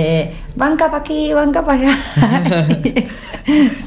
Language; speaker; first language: Catalan; non-native, learner; Spanish